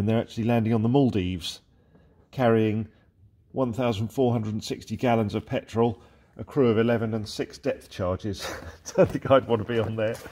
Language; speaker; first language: English; native; English